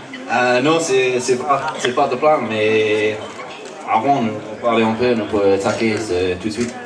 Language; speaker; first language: French; non-native, learner; English